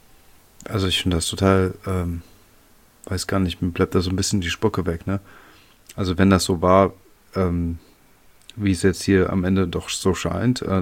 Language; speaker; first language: German; native; German